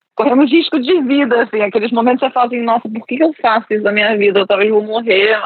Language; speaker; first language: Portuguese; early bilingual, other home language; English